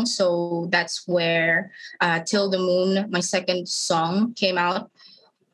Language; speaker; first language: English; non-native, local second language; Filipino